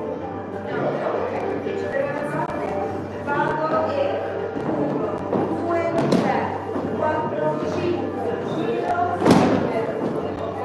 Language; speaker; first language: Italian; native; Italian